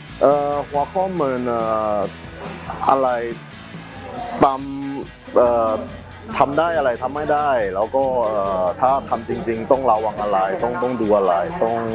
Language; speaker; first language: Thai; non-native, learner; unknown